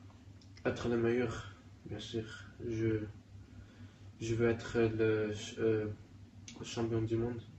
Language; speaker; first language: French; non-native, learner; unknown